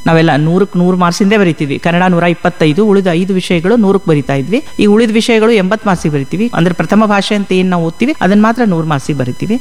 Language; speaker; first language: Kannada; native; Kannada